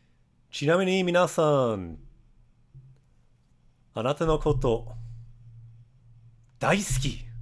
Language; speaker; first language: Japanese; non-native, fluent; English